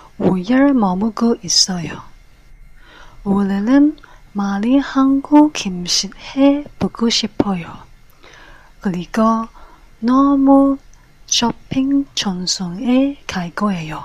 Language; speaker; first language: Korean; non-native, learner; Cantonese